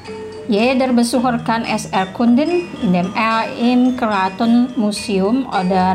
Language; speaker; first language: German; non-native, fluent; Indonesian